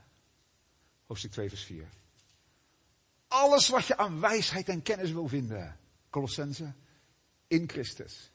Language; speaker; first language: Dutch; native; Dutch